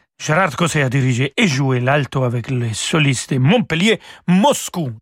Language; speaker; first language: French; non-native, fluent; Spanish